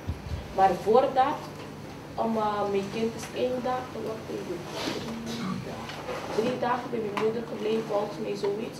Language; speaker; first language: Dutch; early bilingual, other home language; Papiamento